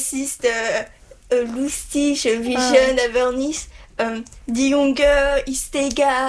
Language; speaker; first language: German; non-native, learner; French